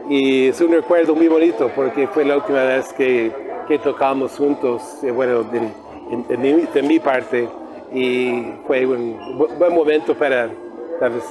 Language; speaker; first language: Spanish; non-native, fluent; English